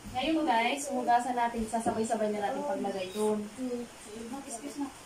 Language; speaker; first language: Filipino; non-native, local second language; Cebuano